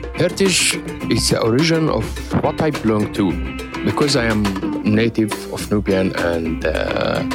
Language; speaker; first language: English; non-native, learner; Arabic